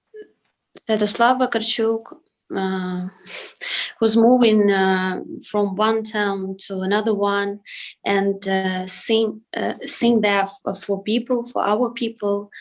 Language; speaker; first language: English; non-native, learner; Ukrainian